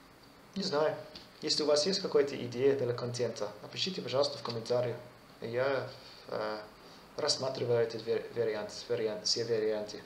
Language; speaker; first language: Russian; non-native, fluent; English